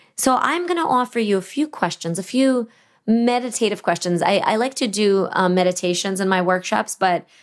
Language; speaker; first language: English; early bilingual, other home language; Russian